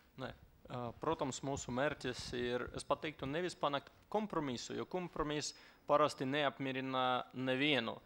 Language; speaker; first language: Latvian; non-native, local second language; Russian